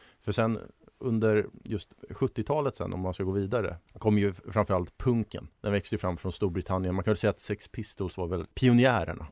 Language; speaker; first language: Swedish; native; Swedish